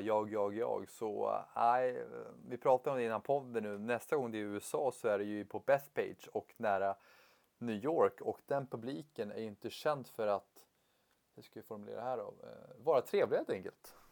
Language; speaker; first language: Swedish; native; Swedish